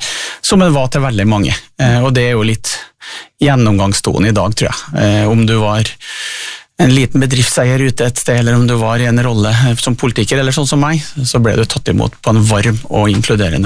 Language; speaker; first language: Norwegian; native; Norwegian